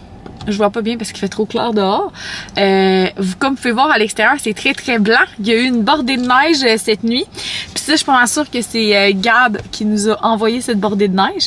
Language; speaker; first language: French; native; French